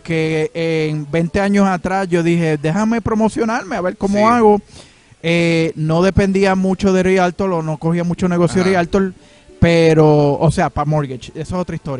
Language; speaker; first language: Spanish; native; Spanish